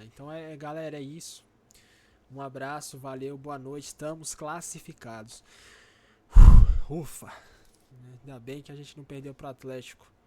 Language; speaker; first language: Portuguese; native; Portuguese